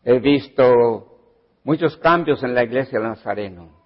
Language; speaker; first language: Spanish; early bilingual, heritage; Spanish